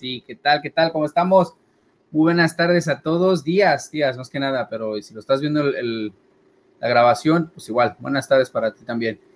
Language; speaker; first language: Spanish; native; Spanish